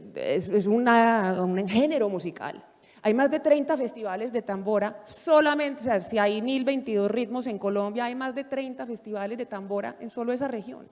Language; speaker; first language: Spanish; native; Spanish